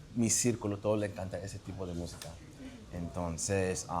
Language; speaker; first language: Spanish; early bilingual, heritage; Spanish